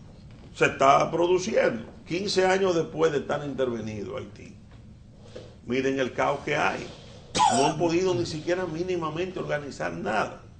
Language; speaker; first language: Spanish; native; Spanish